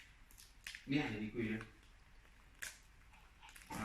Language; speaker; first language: French; native; French